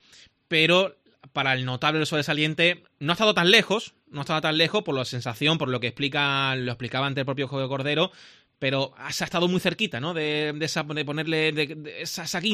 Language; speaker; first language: Spanish; native; Spanish